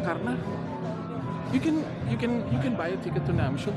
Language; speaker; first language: English; non-native, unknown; Indonesian